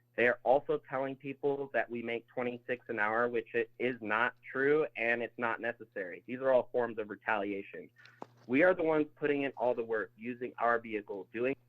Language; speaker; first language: English; native; English